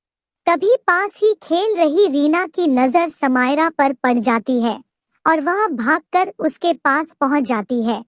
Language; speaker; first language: Hindi; native; Hindi